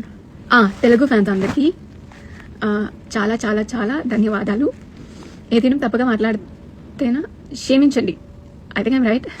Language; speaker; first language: Telugu; non-native, learner; Tamil